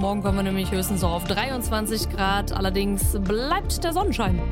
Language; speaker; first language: German; native; German